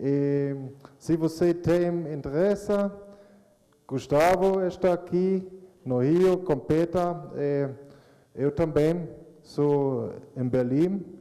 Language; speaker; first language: Portuguese; non-native, learner; German